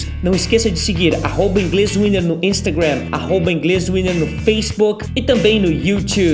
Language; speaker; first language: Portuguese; native; Portuguese